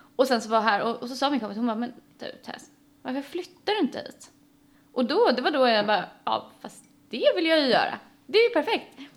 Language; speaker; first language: Swedish; native; Swedish